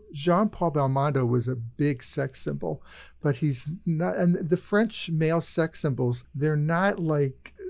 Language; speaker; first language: English; native; English